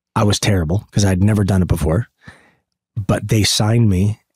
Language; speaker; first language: English; native; English